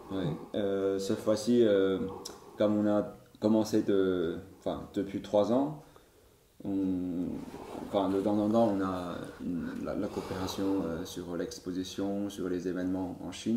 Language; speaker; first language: French; non-native, learner; Chinese